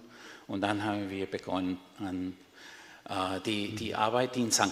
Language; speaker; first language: German; non-native, fluent; Spanish